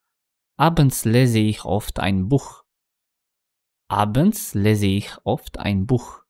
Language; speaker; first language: German; non-native, fluent; Romanian